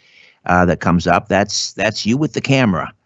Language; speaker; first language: English; native; English